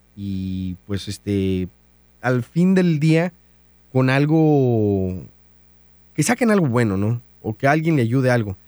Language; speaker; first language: Spanish; native; Spanish